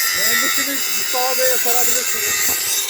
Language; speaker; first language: Turkish; native; Turkish